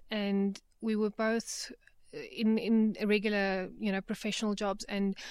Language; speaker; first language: English; native; English